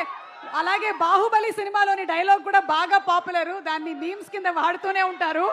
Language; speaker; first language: Telugu; native; Telugu